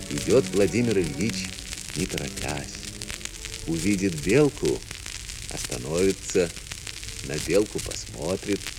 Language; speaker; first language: Russian; native; Russian